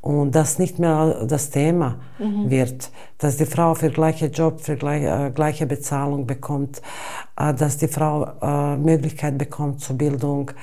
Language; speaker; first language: German; non-native, fluent; Bosnian